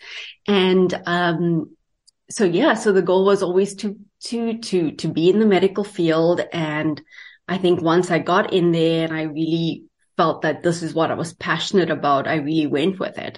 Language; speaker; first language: English; native; English